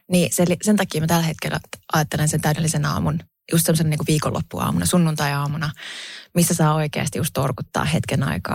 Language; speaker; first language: Finnish; native; Finnish